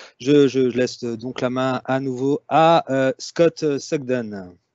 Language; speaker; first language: French; native; French